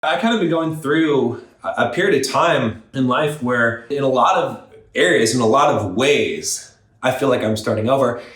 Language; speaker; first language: English; native; English